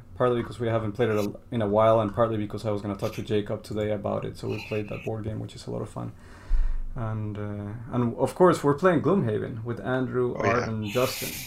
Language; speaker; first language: English; non-native, fluent; Spanish